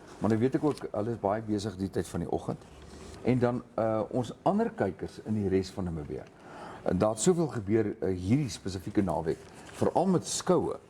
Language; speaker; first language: Afrikaans; native; Afrikaans